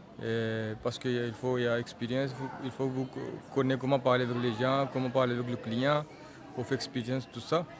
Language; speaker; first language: French; non-native, learner; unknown